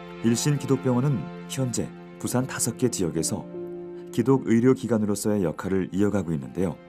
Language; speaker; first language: Korean; native; Korean